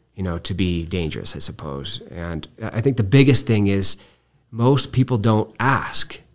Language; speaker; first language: English; native; English